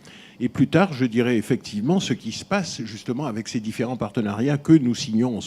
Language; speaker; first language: French; native; French